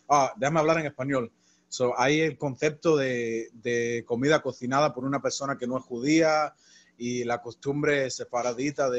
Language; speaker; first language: Spanish; non-native, fluent; English